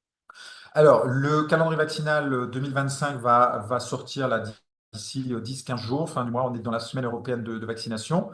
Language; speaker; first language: French; native; French